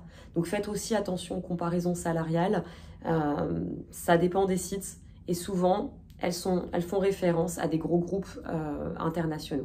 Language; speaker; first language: French; native; French